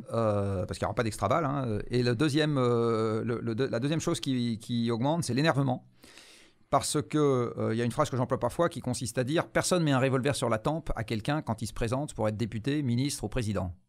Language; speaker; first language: French; native; French